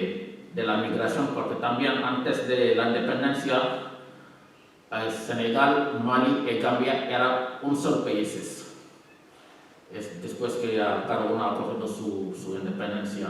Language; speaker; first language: Spanish; non-native, learner; Wolof